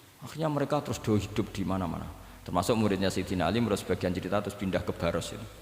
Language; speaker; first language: Indonesian; non-native, local second language; Javanese